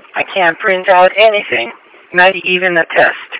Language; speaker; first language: English; native; English